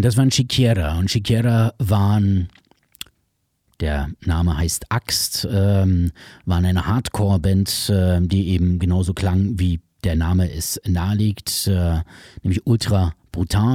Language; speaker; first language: German; native; German